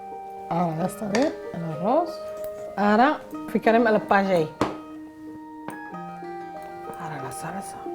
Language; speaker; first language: Catalan; non-native, local second language; Fula